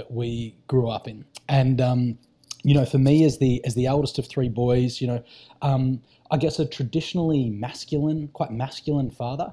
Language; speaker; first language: English; native; English